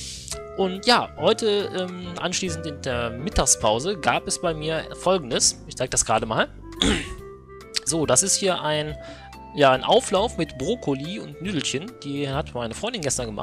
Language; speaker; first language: German; native; German